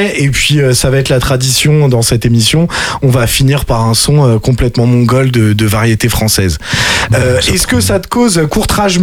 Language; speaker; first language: French; native; French